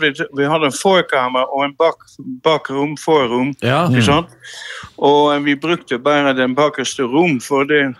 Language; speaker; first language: Norwegian; non-native, fluent; Dutch